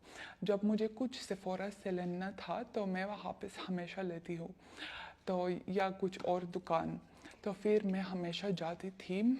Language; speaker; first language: Hindi; non-native, fluent; Russian